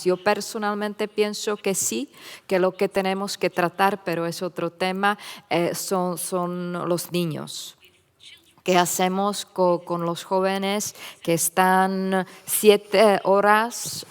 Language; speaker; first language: Spanish; non-native, fluent; Czech